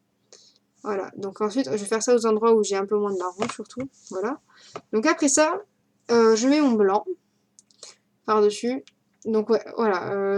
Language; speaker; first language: French; native; French